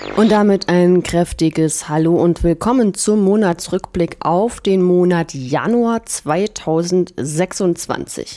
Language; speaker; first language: German; native; German